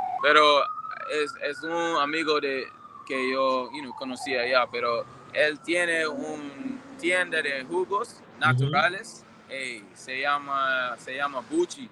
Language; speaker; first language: Spanish; non-native, learner; English